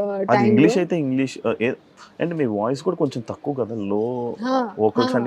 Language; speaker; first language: Telugu; native; Telugu